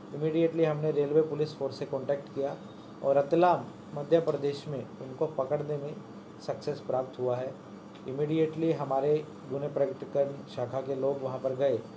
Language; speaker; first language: Hindi; non-native, local second language; Marathi